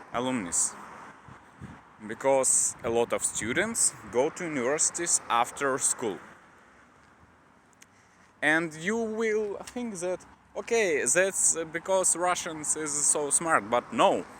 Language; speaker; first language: English; non-native, learner; Russian